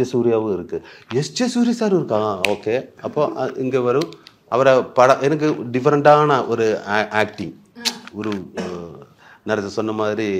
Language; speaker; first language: Tamil; non-native, learner; Malayalam